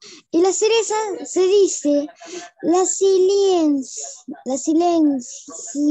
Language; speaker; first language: Italian; non-native, learner; Spanish